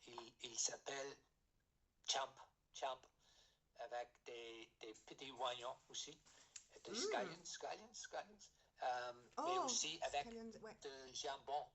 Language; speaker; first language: French; non-native, learner; English